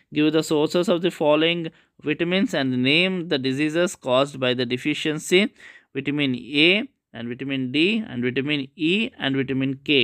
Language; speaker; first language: English; non-native, local second language; Telugu